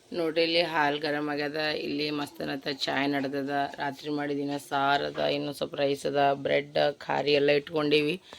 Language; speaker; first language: Kannada; native; Kannada